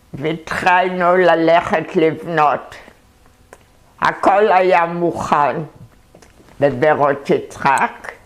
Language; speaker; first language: Hebrew; non-native, fluent; German